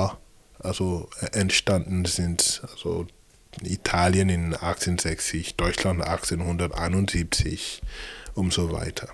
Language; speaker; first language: German; non-native, fluent; French